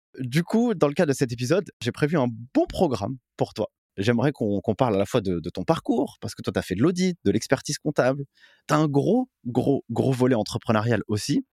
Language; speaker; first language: French; native; French